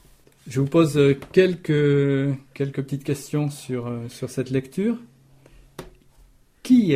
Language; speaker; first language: French; native; French